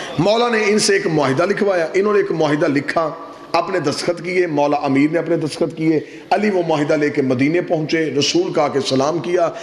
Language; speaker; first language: Urdu; non-native, local second language; Punjabi